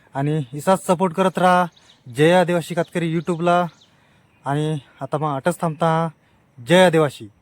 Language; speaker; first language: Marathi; non-native, local second language; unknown